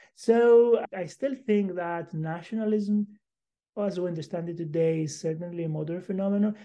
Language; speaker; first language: English; non-native, fluent; Greek